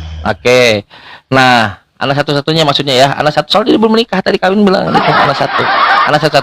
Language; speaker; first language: Indonesian; native; Indonesian